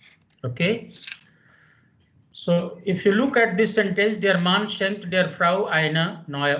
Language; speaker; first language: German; non-native, fluent; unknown